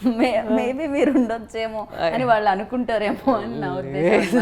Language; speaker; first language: Telugu; native; Telugu